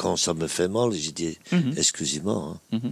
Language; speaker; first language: French; non-native, local second language; Dutch